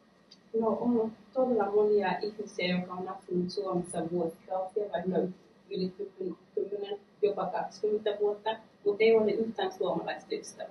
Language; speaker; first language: Finnish; non-native, fluent; Persian